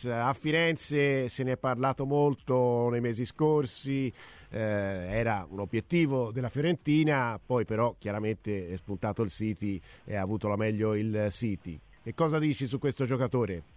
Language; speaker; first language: Italian; native; Italian